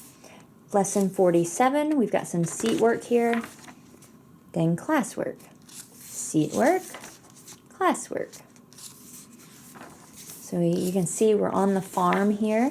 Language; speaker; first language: English; native; English